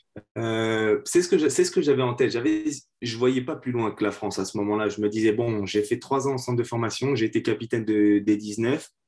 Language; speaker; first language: French; native; French